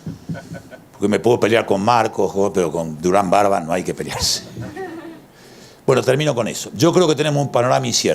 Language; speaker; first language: Spanish; native; Spanish